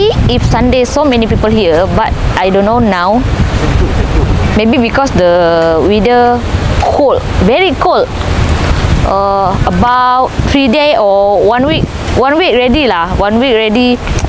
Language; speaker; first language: English; non-native, learner; Indonesian